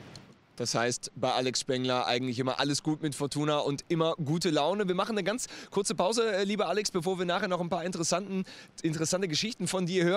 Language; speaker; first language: German; native; German